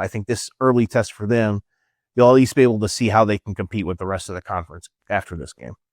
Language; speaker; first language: English; native; English